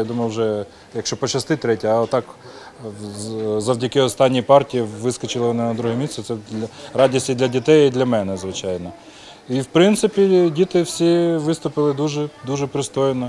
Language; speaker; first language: Ukrainian; native; Ukrainian